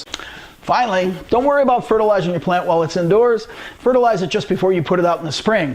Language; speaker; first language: English; native; English